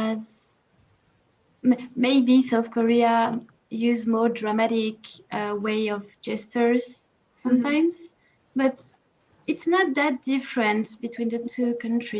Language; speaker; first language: English; non-native, learner; French